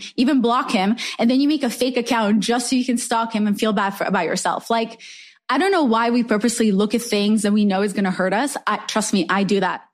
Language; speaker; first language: English; non-native, fluent; Hebrew